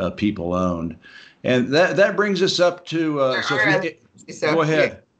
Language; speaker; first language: English; native; English